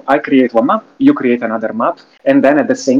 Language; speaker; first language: English; non-native, fluent; Italian